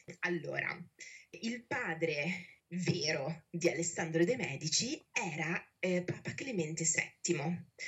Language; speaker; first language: Italian; native; Italian